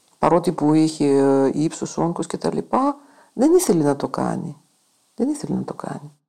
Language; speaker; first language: Greek; non-native, fluent; Russian